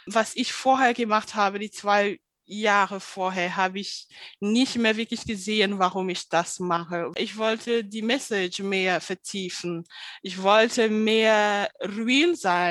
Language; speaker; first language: German; non-native, fluent; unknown